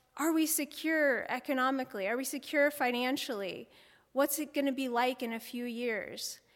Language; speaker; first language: English; native; English